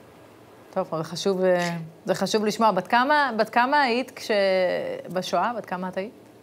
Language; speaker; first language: Hebrew; native; Hebrew